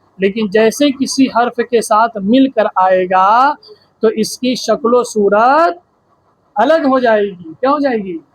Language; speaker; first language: Hindi; native; Hindi